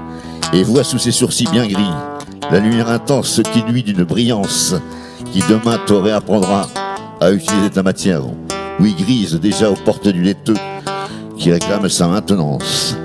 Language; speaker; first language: French; native; French